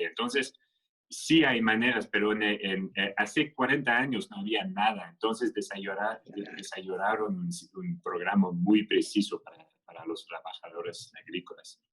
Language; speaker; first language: Spanish; non-native, fluent; French